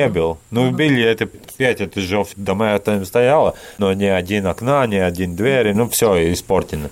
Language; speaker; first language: Russian; non-native, learner; Latvian